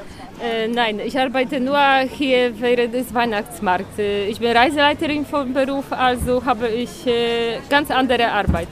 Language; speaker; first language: German; non-native, fluent; Polish